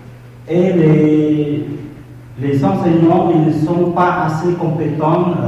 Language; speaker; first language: French; non-native, fluent; Khmer